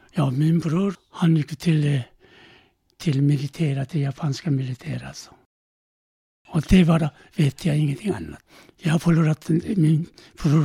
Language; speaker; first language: Swedish; non-native, learner; Korean